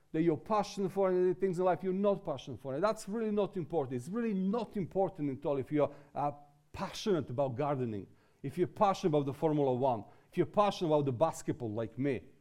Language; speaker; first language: English; non-native, fluent; Serbian